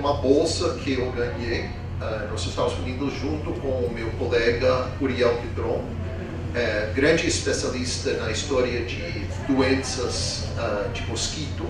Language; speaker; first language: Portuguese; non-native, fluent; English